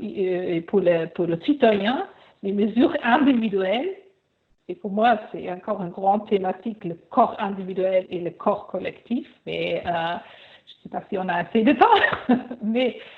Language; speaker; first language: French; non-native, fluent; German